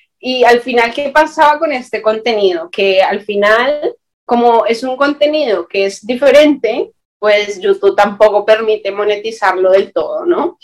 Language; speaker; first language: Spanish; native; Spanish